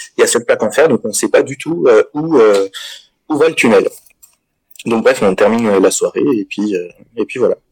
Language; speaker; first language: French; native; French